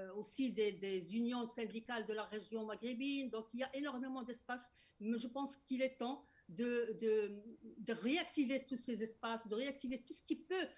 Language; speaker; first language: French; non-native, local second language; Arabic